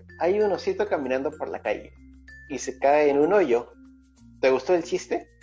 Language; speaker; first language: Spanish; native; Spanish